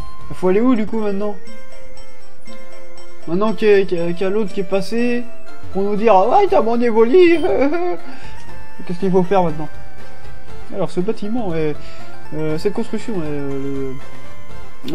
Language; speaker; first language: French; native; French